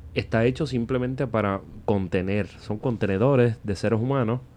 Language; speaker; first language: Spanish; native; Spanish